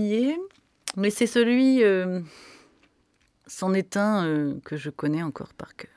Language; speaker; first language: French; native; French